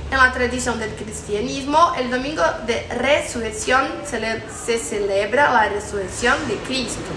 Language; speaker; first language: Spanish; non-native, fluent; Portuguese